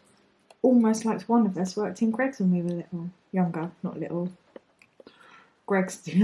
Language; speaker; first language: English; native; English